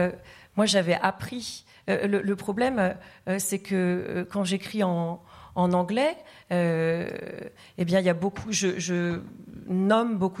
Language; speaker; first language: French; non-native, fluent; Tamil